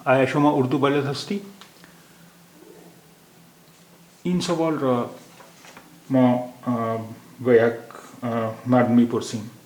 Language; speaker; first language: Persian; non-native, fluent; Urdu